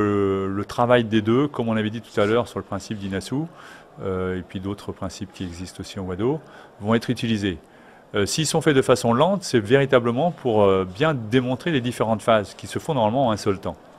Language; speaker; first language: French; native; French